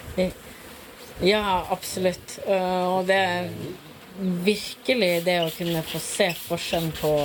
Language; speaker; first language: Norwegian; native; Norwegian